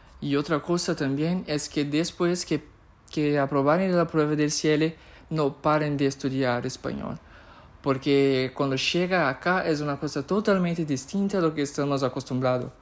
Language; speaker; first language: Spanish; non-native, fluent; Portuguese